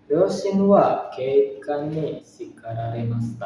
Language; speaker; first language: Japanese; non-native, learner; Indonesian